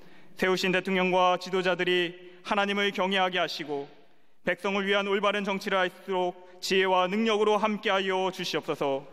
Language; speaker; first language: Korean; native; Korean